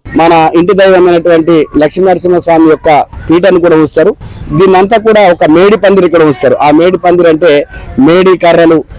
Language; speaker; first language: Telugu; native; Telugu